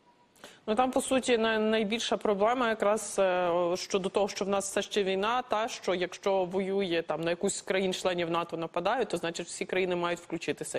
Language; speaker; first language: Ukrainian; native; Ukrainian